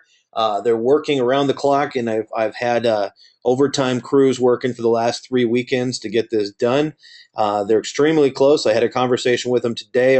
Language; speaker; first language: English; native; English